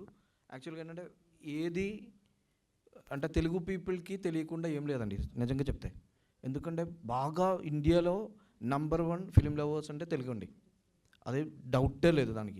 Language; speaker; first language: Telugu; non-native, fluent; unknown